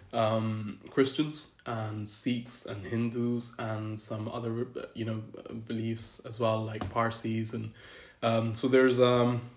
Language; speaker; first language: English; early bilingual, other home language; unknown